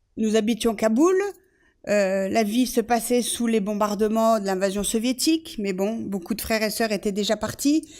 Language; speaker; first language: French; early bilingual, other home language; Persian